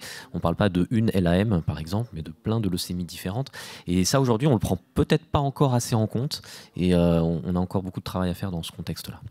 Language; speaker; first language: French; native; French